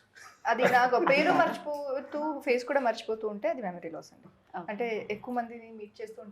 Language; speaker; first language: Telugu; non-native, learner; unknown